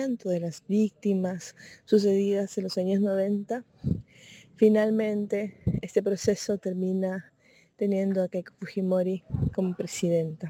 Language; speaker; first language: Spanish; native; Spanish